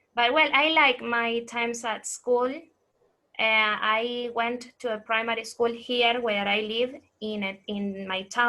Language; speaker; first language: English; non-native, fluent; Spanish